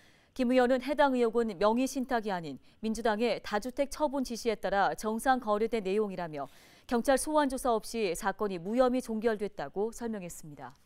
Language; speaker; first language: Korean; native; Korean